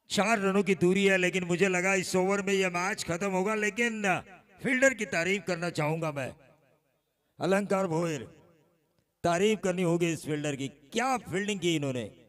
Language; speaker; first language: Hindi; non-native, local second language; Marathi